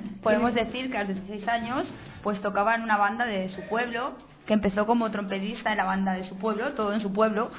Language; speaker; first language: Spanish; native; Spanish